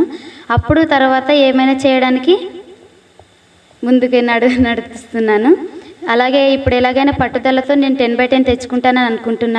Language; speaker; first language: Telugu; native; Telugu